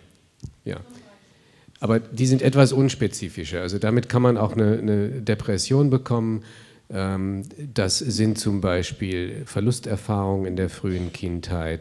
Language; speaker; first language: German; native; German